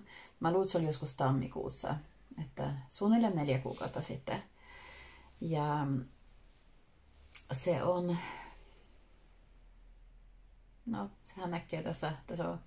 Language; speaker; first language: Finnish; early bilingual, heritage; Finnish